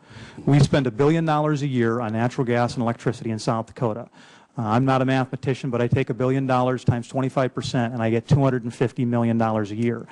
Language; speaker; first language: English; native; English